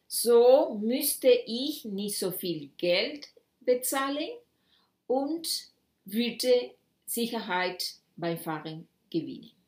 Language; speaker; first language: German; non-native, fluent; Spanish